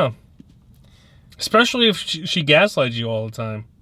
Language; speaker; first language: English; native; English